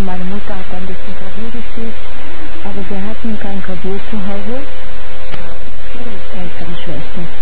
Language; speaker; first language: German; non-native, fluent; Portuguese